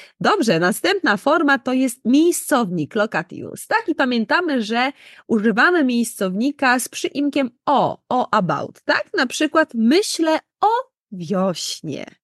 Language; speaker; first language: Polish; native; Polish